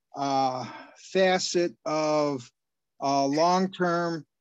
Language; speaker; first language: English; native; English